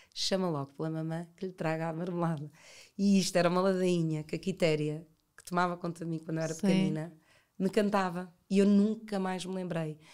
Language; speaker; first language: Portuguese; native; Portuguese